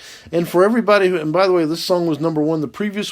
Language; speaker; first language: English; native; English